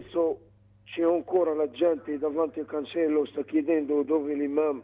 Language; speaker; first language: Italian; non-native, learner; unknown